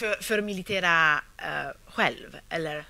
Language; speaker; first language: Swedish; non-native, fluent; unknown